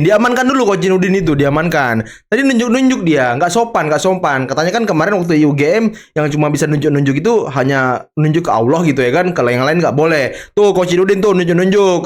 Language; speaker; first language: Indonesian; native; Indonesian